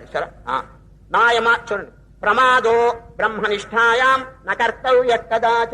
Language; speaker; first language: Telugu; native; Telugu